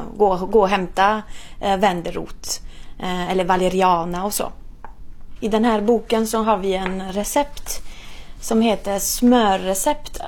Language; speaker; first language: Swedish; non-native, fluent; Italian